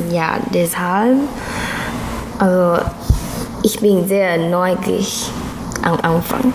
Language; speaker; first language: German; non-native, learner; Chinese